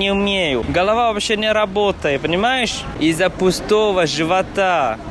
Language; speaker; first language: Russian; non-native, fluent; Chinese